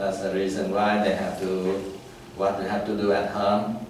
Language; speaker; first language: English; non-native, fluent; Vietnamese